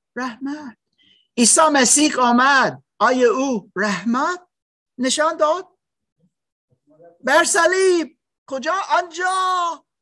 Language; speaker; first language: Persian; non-native, learner; English